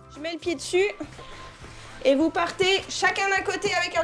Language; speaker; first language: French; native; French